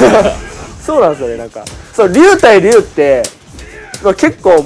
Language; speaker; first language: Japanese; native; Japanese